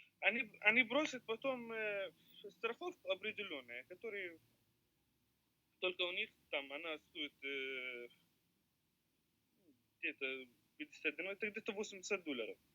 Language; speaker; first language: Russian; non-native, learner; Arabic